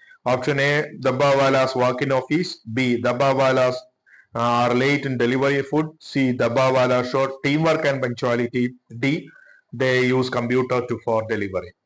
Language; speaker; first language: English; non-native, local second language; Malayalam